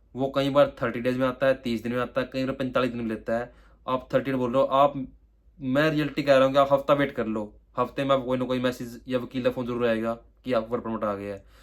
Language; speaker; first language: Hindi; native; Hindi